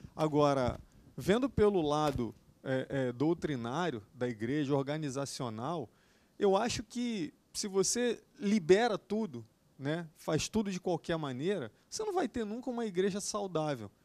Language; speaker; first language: Portuguese; native; Portuguese